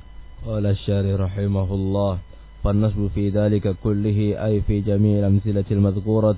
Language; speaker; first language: Arabic; non-native, learner; Indonesian